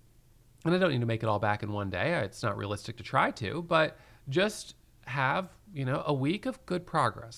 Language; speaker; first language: English; native; English